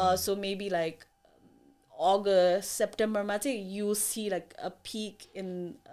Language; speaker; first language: English; early bilingual, other home language; Nepali